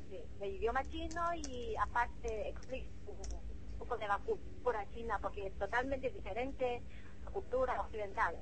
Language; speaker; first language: Spanish; non-native, fluent; Chinese